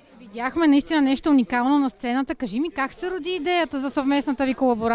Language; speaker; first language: Bulgarian; native; Bulgarian